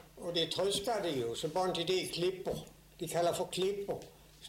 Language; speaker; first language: Swedish; native; Swedish